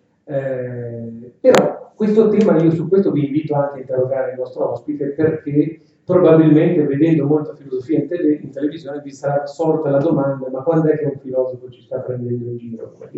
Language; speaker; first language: Italian; native; Italian